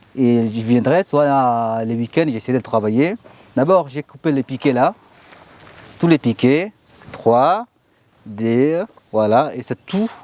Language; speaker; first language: French; non-native, learner; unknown